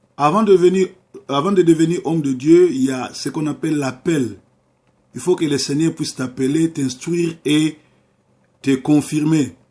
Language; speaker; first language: French; non-native, local second language; Lingala